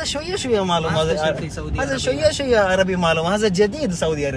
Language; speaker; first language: Arabic; non-native, learner; Urdu